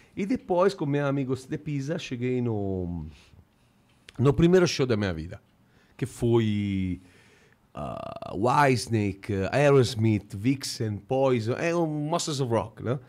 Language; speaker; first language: Portuguese; non-native, fluent; Italian